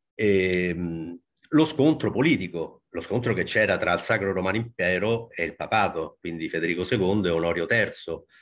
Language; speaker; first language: Italian; native; Italian